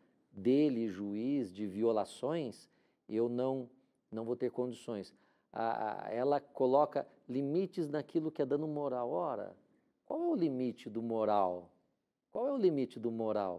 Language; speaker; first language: Portuguese; native; Portuguese